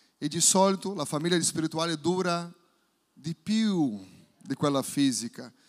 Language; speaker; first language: Italian; non-native, fluent; Portuguese